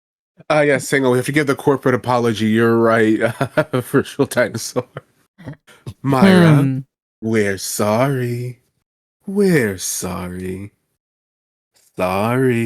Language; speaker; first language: English; native; English